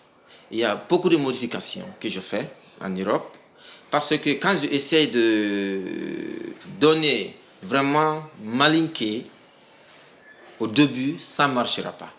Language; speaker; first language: French; non-native, local second language; Mandingo